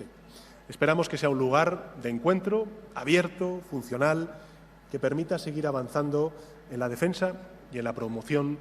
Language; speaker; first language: Spanish; native; Spanish